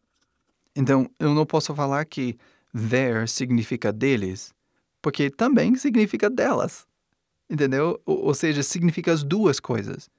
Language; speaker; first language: Portuguese; non-native, fluent; English